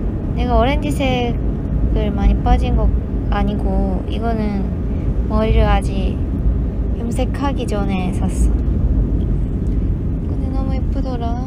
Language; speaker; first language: Korean; non-native, fluent; Japanese